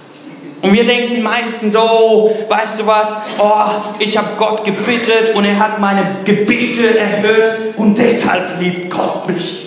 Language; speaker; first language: German; non-native, fluent; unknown